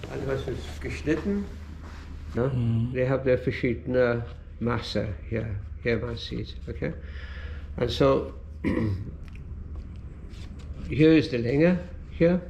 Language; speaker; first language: German; non-native, learner; English